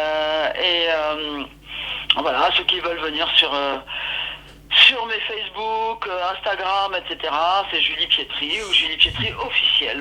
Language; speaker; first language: French; native; French